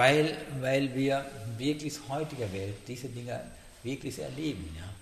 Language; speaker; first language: German; non-native, learner; Sinhala